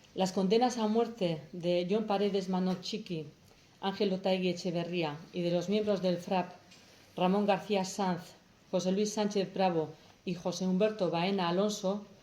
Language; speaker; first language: Spanish; native; Spanish